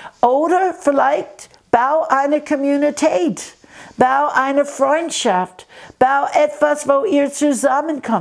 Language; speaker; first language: German; non-native, fluent; English